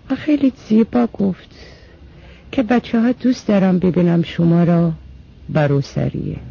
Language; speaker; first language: Persian; non-native, fluent; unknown